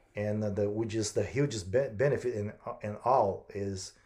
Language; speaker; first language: English; non-native, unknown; Portuguese